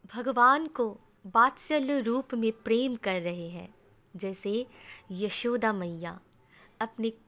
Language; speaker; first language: Hindi; non-native, local second language; Bangla